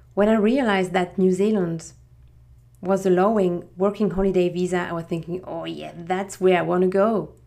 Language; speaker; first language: English; non-native, fluent; French